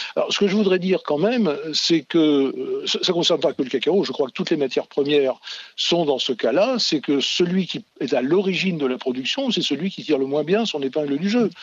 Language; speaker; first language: French; native; French